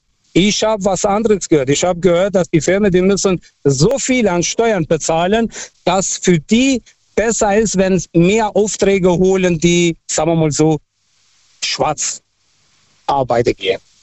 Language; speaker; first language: German; early bilingual, other home language; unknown